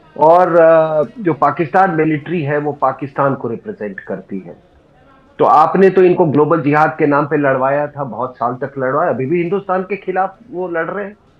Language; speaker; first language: Hindi; native; Hindi